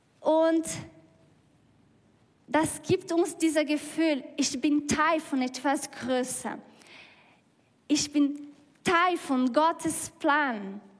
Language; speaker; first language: German; non-native, learner; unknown